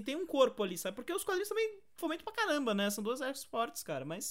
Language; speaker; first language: Portuguese; native; Portuguese